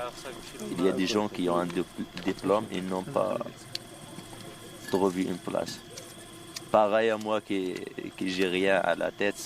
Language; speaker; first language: French; non-native, local second language; Arabic